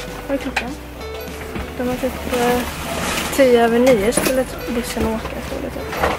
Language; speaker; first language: Swedish; native; Swedish